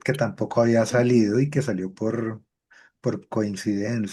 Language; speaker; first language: Spanish; native; Spanish